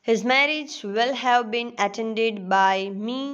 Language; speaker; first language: English; non-native, local second language; Gujarati